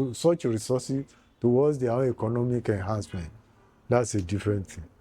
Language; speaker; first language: English; non-native, local second language; Yoruba